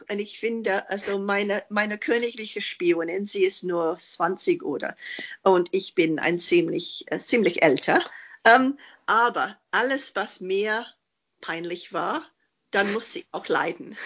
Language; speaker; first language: German; non-native, fluent; English